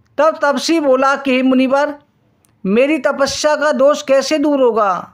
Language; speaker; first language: Hindi; native; Hindi